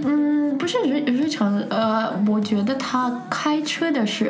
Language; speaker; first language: Chinese; non-native, fluent; Russian